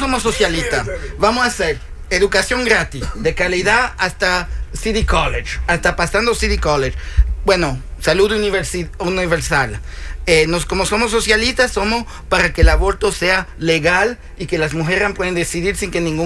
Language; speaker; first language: Spanish; early bilingual, heritage; Spanish